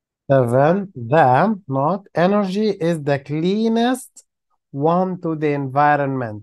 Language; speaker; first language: English; non-native, fluent; Arabic